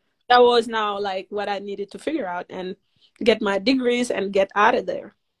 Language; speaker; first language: English; non-native, fluent; Wolof